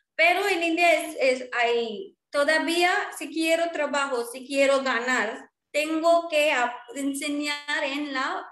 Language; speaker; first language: Spanish; non-native, fluent; Marwari